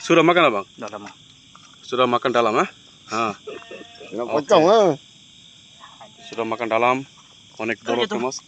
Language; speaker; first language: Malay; non-native, learner; Bangla